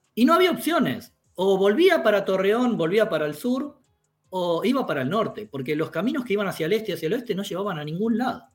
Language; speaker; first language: Spanish; native; Spanish